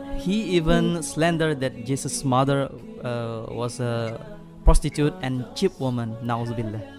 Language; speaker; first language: English; non-native, learner; Indonesian